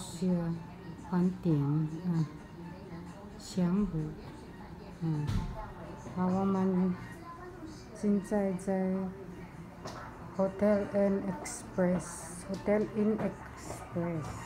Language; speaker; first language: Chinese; non-native, fluent; Filipino